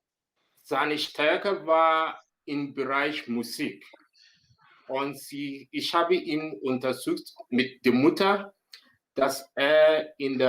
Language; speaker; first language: German; non-native, learner; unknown